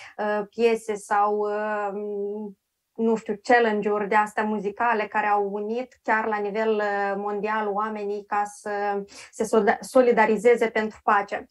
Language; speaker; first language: Romanian; native; Romanian